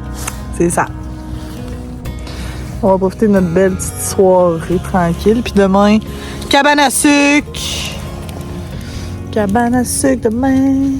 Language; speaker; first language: French; native; French